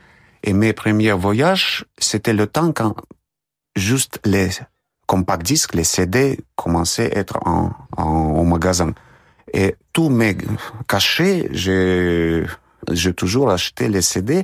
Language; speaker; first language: French; non-native, fluent; Russian